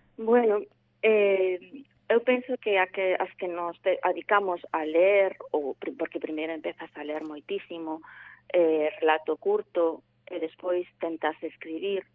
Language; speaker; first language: Galician; non-native, local second language; Spanish